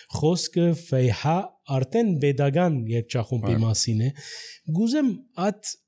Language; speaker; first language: Armenian; early bilingual, heritage; Armenian